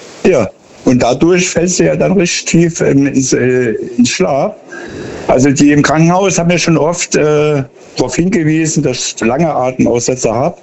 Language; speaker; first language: German; native; German